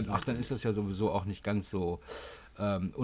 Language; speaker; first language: German; native; German